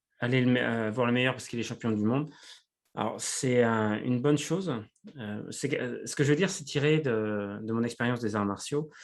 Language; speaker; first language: French; native; French